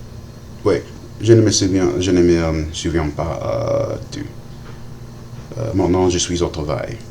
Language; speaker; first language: French; non-native, learner; English